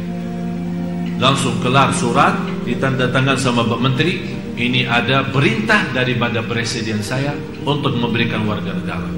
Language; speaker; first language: Indonesian; non-native, fluent; Arabic